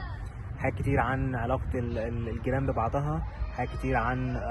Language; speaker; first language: Arabic; native; Arabic